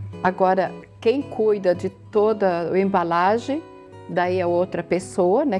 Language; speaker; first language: Portuguese; native; Portuguese